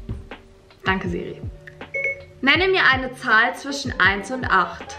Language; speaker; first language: German; native; German